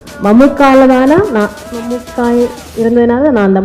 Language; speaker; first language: Tamil; non-native, learner; Malayalam